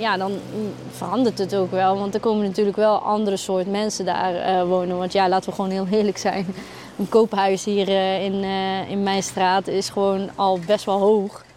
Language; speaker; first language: Dutch; early bilingual, other home language; Arabic